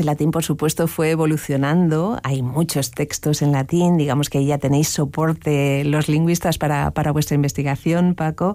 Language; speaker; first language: Spanish; native; Spanish